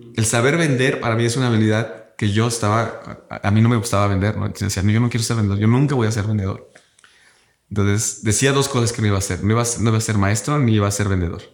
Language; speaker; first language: Spanish; native; Spanish